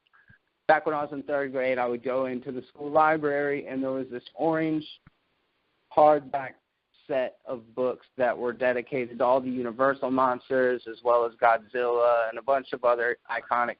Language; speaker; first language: English; native; English